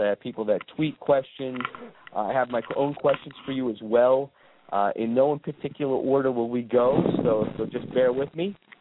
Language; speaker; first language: English; native; English